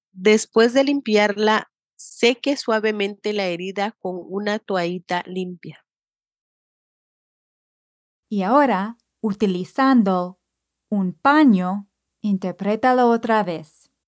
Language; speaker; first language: Spanish; non-native, fluent; English